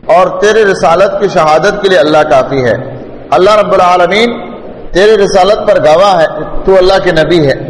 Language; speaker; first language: Urdu; non-native, local second language; Pashto